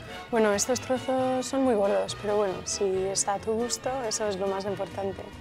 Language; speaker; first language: Spanish; non-native, fluent; English